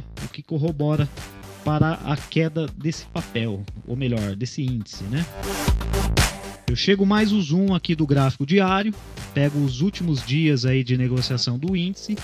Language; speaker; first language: Portuguese; native; Portuguese